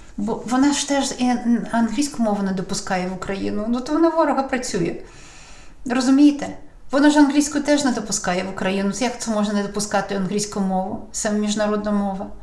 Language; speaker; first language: Ukrainian; non-native, local second language; Russian